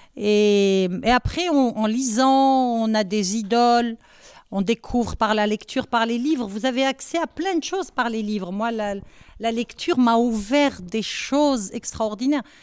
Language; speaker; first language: French; non-native, local second language; Arabic